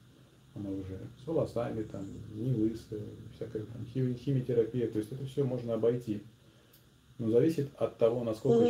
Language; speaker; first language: Russian; native; Russian